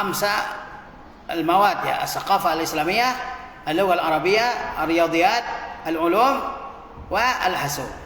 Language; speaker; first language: Arabic; non-native, fluent; Indonesian